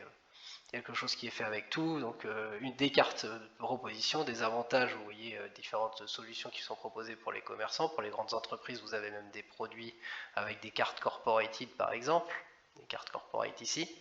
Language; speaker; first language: French; native; French